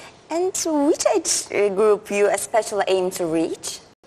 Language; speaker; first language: English; non-native, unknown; Turkish